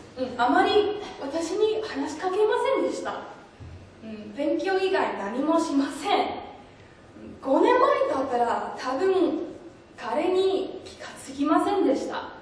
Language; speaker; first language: Japanese; non-native, learner; English